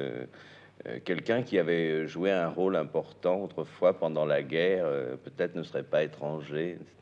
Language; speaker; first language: French; native; French